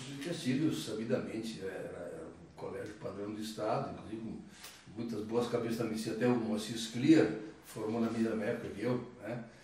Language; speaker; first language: Portuguese; early bilingual, other home language; Italian